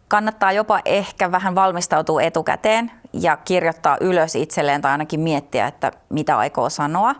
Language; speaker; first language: Finnish; native; Finnish